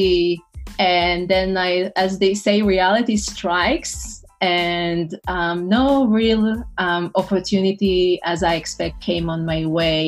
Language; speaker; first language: English; non-native, fluent; Hebrew